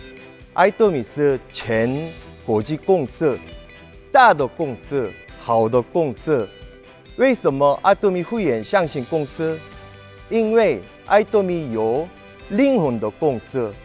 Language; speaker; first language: Chinese; non-native, learner; Korean